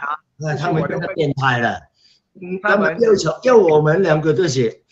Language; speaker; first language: Chinese; non-native, local second language; Cantonese